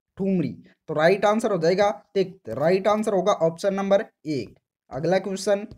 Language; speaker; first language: Hindi; native; Hindi